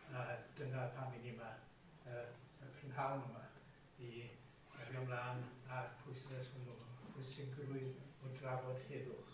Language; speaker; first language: Welsh; native; Welsh